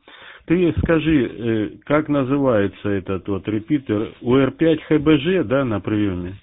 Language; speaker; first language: Russian; native; Russian